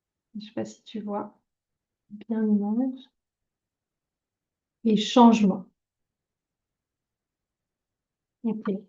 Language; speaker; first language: French; native; French